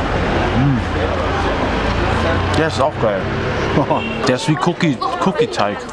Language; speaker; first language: German; native; German